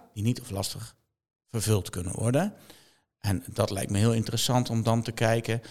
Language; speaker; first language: Dutch; native; Dutch